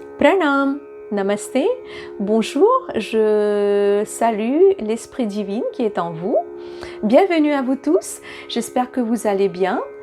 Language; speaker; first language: French; non-native, local second language; Bhojpuri